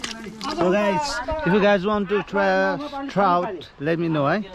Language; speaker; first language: English; non-native, learner; Nepali